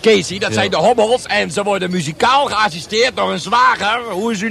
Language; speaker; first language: Dutch; native; Dutch